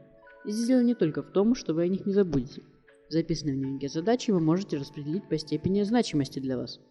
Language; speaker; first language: Russian; native; Russian